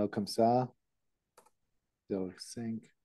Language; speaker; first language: French; non-native, learner; English